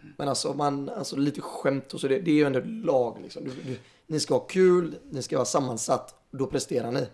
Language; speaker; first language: Swedish; native; Swedish